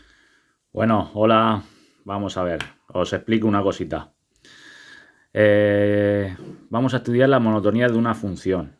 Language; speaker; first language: Spanish; native; Spanish